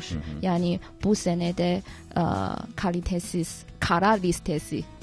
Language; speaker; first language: Turkish; non-native, fluent; Chinese